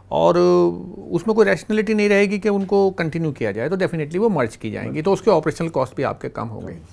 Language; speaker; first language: Hindi; native; Hindi